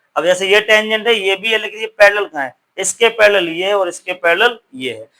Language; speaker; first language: Hindi; native; Hindi